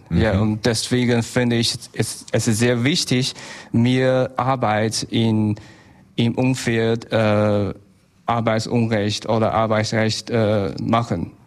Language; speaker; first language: German; non-native, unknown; Chinese